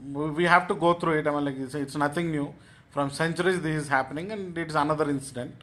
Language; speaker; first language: English; non-native, local second language; Telugu